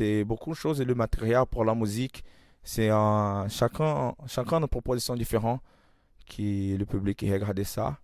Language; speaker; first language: French; non-native, learner; Portuguese